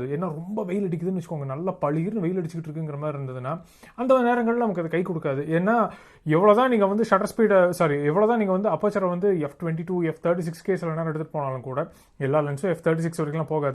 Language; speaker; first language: Tamil; native; Tamil